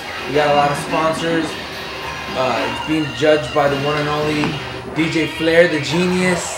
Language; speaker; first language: English; native; English